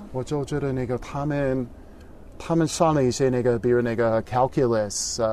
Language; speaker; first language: Chinese; non-native, fluent; English